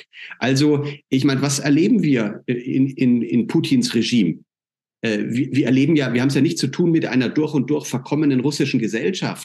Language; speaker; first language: German; native; German